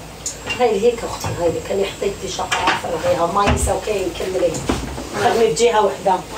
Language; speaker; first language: Arabic; native; Arabic